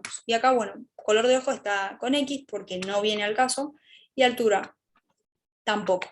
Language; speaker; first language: Spanish; native; Spanish